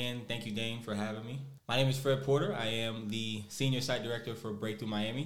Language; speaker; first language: English; native; English